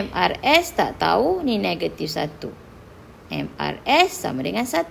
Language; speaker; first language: Malay; native; Malay